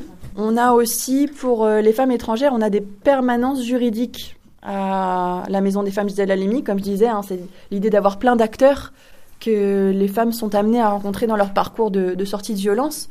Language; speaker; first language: French; native; French